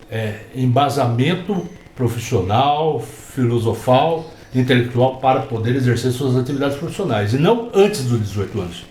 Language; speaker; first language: Portuguese; native; Portuguese